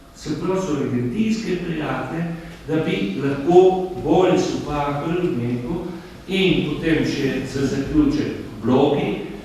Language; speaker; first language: Slovenian; native; Slovenian